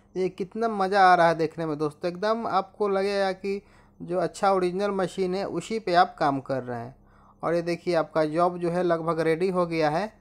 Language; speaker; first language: Hindi; native; Hindi